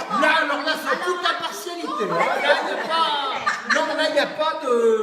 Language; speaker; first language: French; native; French